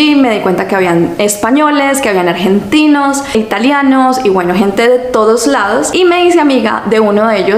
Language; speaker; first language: Spanish; native; Spanish